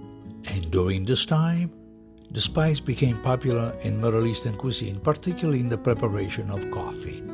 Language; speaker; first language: English; non-native, fluent; Italian